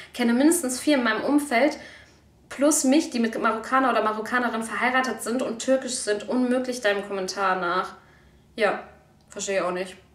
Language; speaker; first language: German; early bilingual, other home language; Turkish